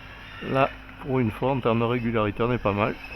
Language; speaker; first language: French; native; French